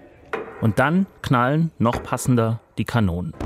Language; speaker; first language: German; native; German